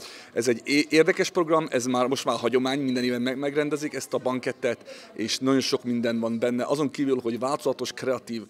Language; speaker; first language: Hungarian; native; Hungarian